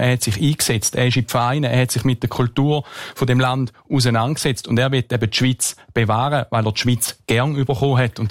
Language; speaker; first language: German; native; German